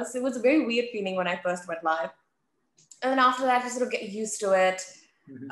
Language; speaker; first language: English; native; English